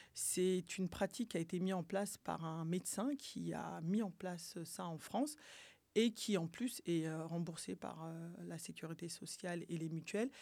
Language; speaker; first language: French; early bilingual, other home language; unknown